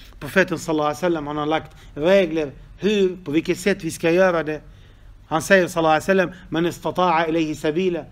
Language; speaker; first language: Swedish; non-native, fluent; Arabic